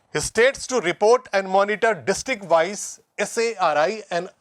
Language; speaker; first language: English; non-native, local second language; Hindi